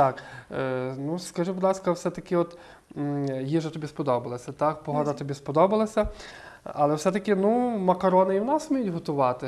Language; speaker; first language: Ukrainian; native; Ukrainian